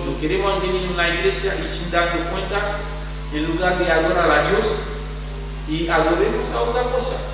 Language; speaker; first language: Spanish; non-native, fluent; French